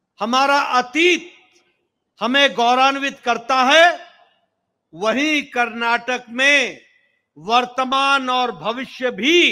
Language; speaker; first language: Hindi; native; Hindi